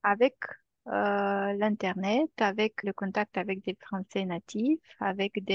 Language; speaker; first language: French; non-native, fluent; Romanian